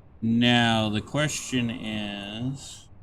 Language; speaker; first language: English; native; English